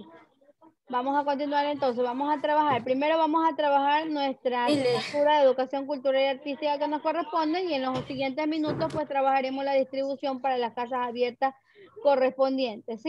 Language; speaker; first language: Spanish; native; Spanish